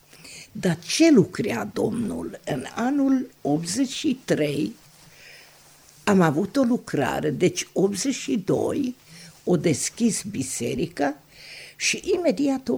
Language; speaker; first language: Romanian; non-native, local second language; Hungarian